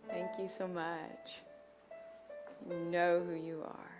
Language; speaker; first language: English; native; English